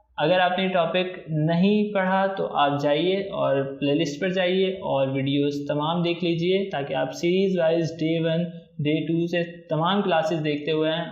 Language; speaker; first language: Urdu; native; Urdu